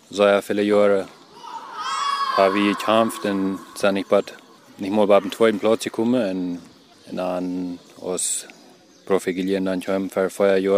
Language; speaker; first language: German; non-native, local second language; Plautdietsch